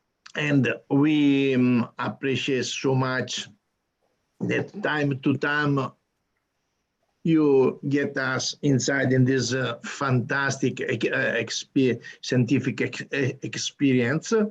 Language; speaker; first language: English; non-native, learner; Italian